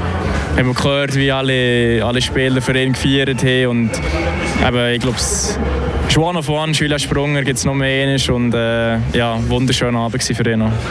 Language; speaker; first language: German; native; German